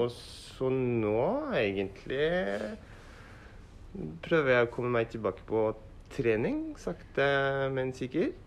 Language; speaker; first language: Norwegian; non-native, learner; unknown